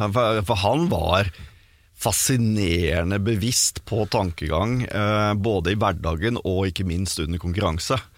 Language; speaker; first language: Norwegian; native; Norwegian